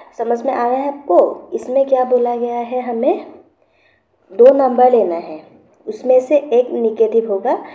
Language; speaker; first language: Hindi; non-native, local second language; Assamese